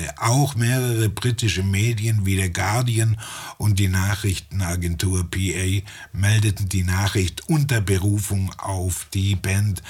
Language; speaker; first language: German; native; German